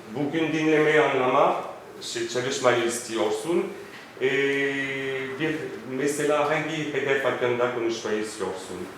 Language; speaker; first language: Turkish; non-native, fluent; French